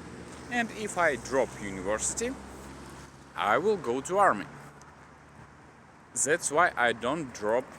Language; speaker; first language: English; non-native, learner; Russian